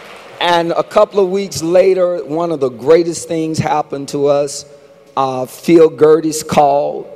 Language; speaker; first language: English; native; English